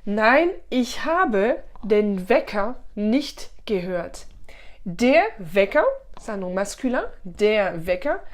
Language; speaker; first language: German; non-native, fluent; French